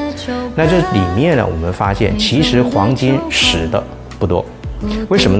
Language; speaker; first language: Chinese; native; Chinese